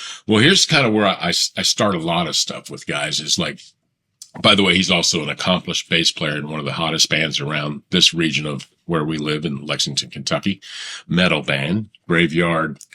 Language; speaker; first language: English; native; English